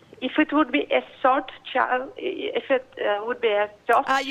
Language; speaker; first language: English; non-native, learner; Russian